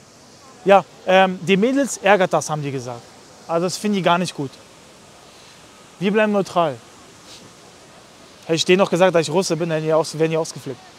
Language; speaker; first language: German; native; German